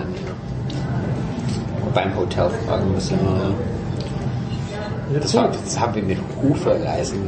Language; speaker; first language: German; non-native, fluent; English